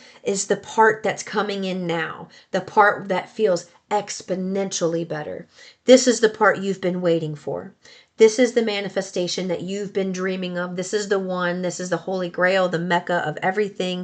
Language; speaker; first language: English; native; English